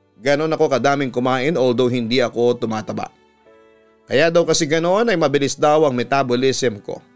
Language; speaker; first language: Filipino; native; Filipino